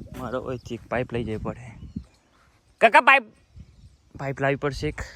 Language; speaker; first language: Gujarati; native; Gujarati